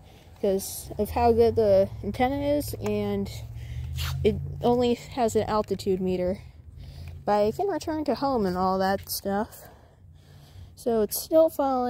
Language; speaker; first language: English; native; English